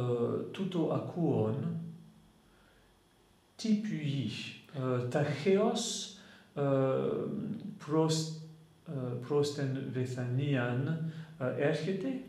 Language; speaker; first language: Greek; non-native, fluent; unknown